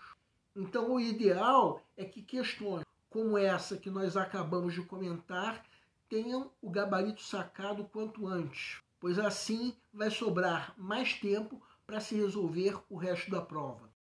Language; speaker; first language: Portuguese; native; Portuguese